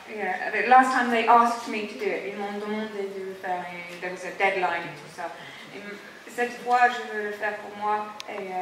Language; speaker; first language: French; non-native, learner; English